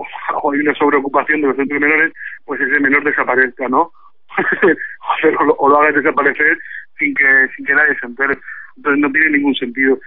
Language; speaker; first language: Spanish; native; Spanish